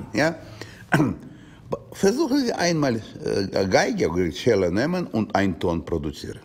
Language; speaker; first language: German; non-native, learner; Russian